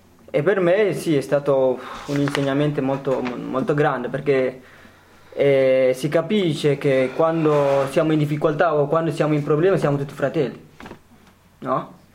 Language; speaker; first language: Italian; non-native, fluent; Tigrinya